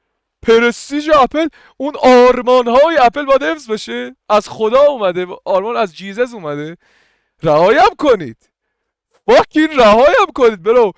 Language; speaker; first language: Persian; native; Persian